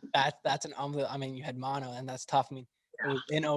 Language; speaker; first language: English; native; English